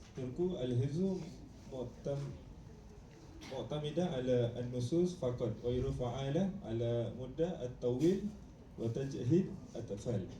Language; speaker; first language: Arabic; non-native, learner; Malay